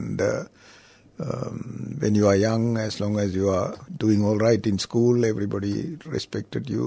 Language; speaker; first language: English; non-native, local second language; Tamil